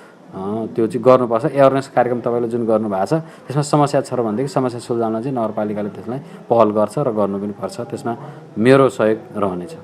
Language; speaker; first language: Nepali; native; Nepali